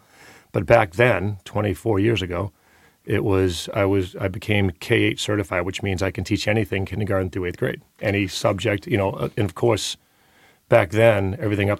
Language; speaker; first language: English; native; English